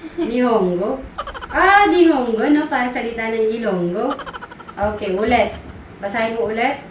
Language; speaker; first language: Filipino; native; Filipino